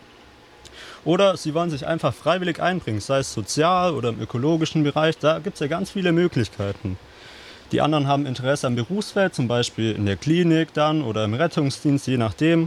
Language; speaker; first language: German; native; German